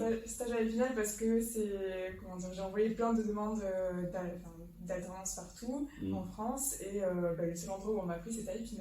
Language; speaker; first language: French; native; French